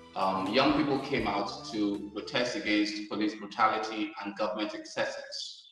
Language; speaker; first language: English; native; English